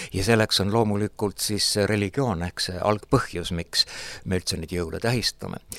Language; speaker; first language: Estonian; native; Estonian